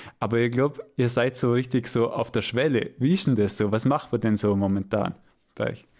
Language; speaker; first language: German; native; German